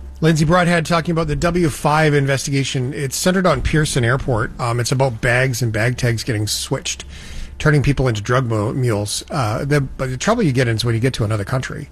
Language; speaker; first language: English; native; English